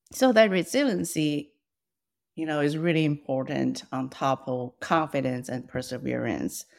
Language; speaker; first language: English; non-native, fluent; Chinese